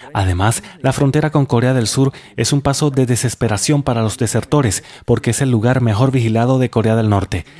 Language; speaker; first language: Spanish; non-native, fluent; Russian